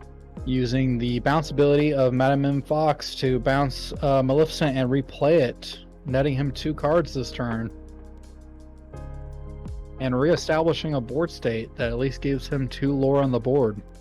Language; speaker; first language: English; native; English